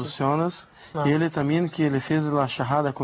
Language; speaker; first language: Spanish; non-native, learner; Portuguese